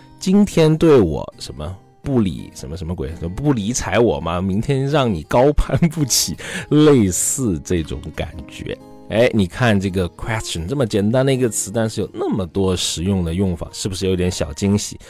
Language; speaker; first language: Chinese; native; Chinese